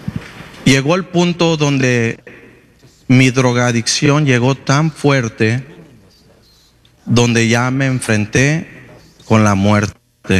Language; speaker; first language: Spanish; early bilingual, heritage; Spanish